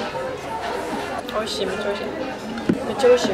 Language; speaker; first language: Japanese; non-native, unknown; French